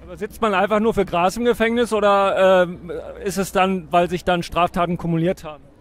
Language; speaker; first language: German; native; German